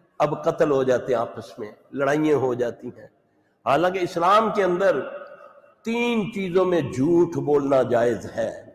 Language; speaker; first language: Urdu; native; Urdu